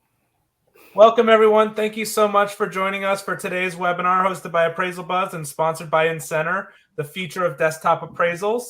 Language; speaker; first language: English; native; English